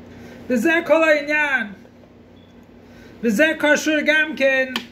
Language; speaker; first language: Hebrew; non-native, fluent; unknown